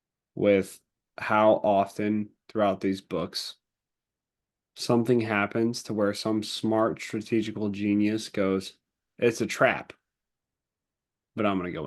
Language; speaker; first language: English; native; English